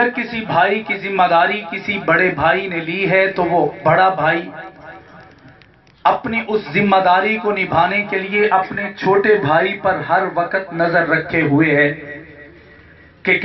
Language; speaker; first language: Urdu; non-native, local second language; Punjabi